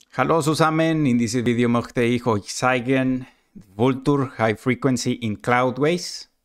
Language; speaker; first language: German; non-native, learner; Spanish